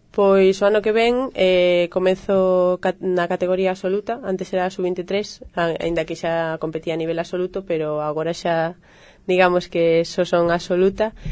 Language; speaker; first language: Galician; native; Galician